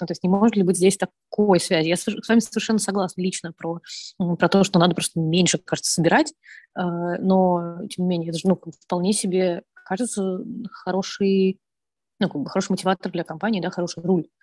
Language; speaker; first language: Russian; native; Russian